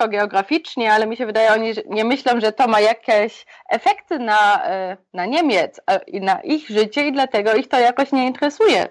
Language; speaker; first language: Polish; early bilingual, other home language; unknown